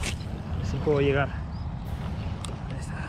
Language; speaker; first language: Spanish; native; Spanish